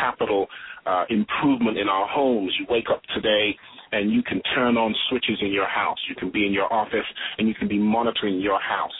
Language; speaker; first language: English; native; English